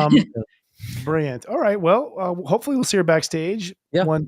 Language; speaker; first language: English; native; English